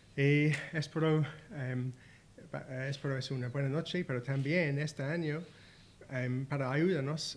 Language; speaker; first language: Spanish; non-native, learner; English